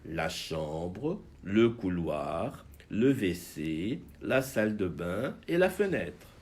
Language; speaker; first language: French; non-native, fluent; Portuguese